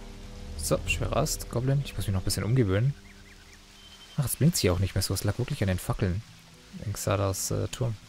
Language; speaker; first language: German; native; German